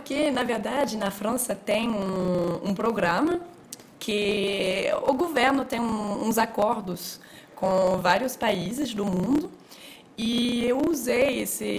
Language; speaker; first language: Portuguese; non-native, fluent; French